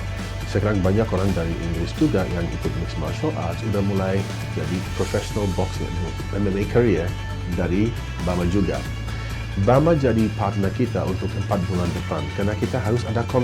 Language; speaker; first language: Indonesian; non-native, fluent; English